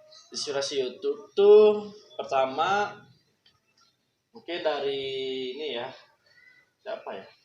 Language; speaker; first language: Indonesian; non-native, local second language; Sundanese